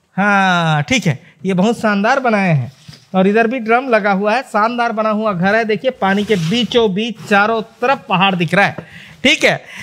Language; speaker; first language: Hindi; native; Hindi